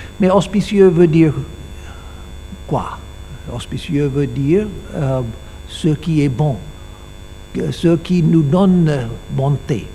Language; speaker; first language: French; non-native, learner; English